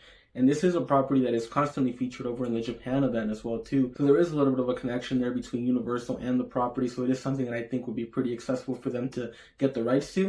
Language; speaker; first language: English; native; English